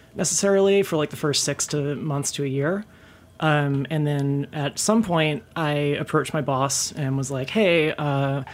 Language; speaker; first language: English; native; English